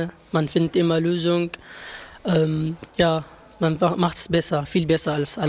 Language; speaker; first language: German; non-native, learner; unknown